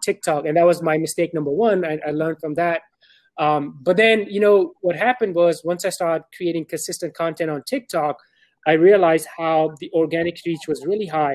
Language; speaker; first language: English; non-native, local second language; Urdu